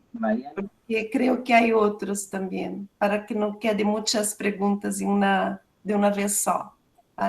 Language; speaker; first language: Spanish; non-native, learner; Portuguese